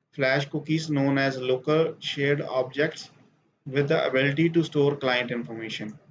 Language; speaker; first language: English; non-native, local second language; Punjabi